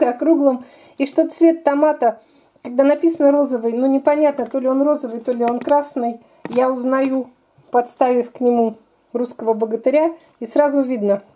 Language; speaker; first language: Russian; native; Russian